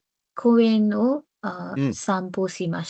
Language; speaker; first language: Japanese; non-native, learner; Nepali